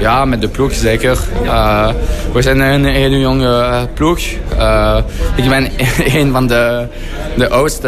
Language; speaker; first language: Dutch; non-native, fluent; French